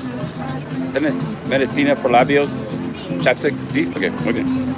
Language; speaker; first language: Spanish; non-native, learner; English